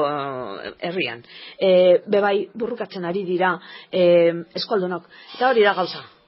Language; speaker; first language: Basque; non-native, local second language; Spanish